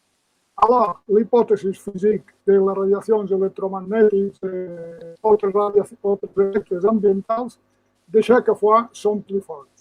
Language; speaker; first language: French; non-native, fluent; Spanish